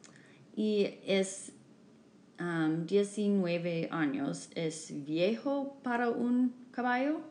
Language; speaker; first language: Spanish; non-native, fluent; English